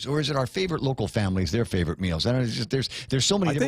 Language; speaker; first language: English; native; English